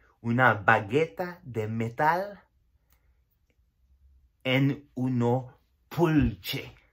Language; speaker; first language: Spanish; non-native, learner; French